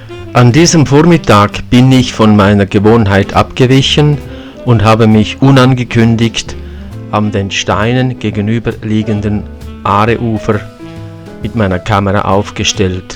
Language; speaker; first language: German; native; German